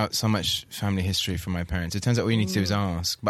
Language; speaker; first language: English; native; English